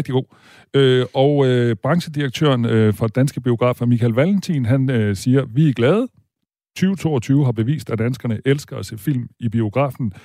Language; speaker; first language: Danish; native; Danish